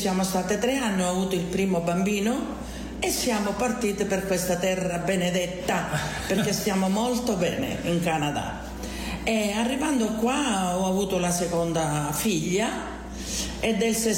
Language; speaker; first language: Italian; native; Italian